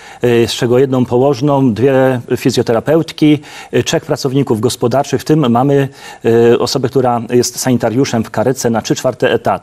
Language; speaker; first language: Polish; native; Polish